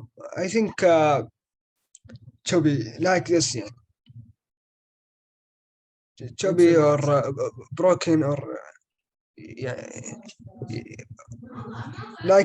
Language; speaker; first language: English; non-native, learner; Arabic